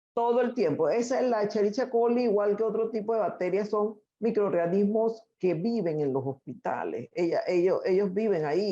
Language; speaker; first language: Spanish; native; Spanish